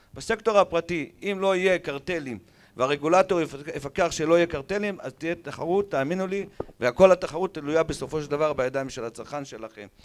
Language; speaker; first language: Hebrew; native; Hebrew